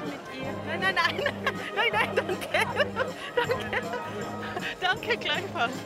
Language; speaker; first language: German; non-native, fluent; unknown